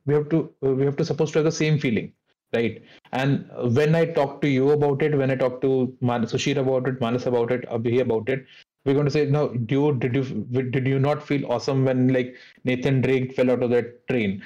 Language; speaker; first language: English; non-native, local second language; Hindi